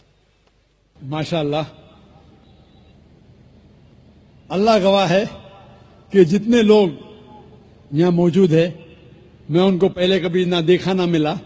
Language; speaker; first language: Hindi; non-native, local second language; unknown